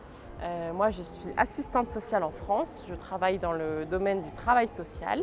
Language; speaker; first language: French; native; French